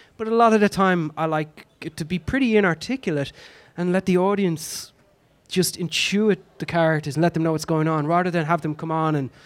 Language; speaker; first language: English; native; English